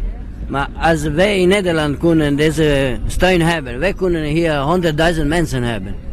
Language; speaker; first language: Dutch; non-native, learner; Italian